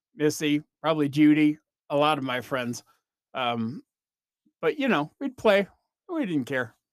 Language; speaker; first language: English; native; English